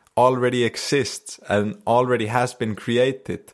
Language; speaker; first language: English; non-native, fluent; Icelandic